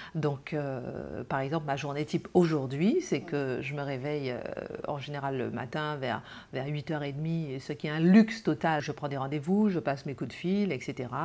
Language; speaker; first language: French; non-native, local second language; Guadeloupean Creole French